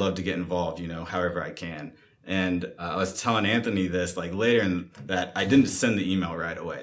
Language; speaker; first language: English; native; English